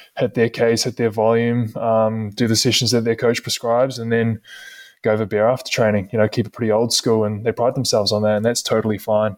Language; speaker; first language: English; native; English